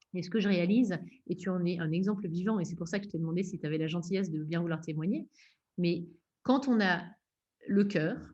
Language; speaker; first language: French; native; French